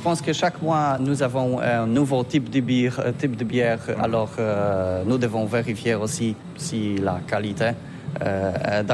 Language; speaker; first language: French; non-native, learner; Polish